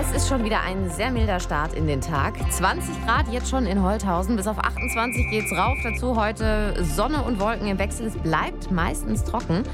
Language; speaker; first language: German; native; German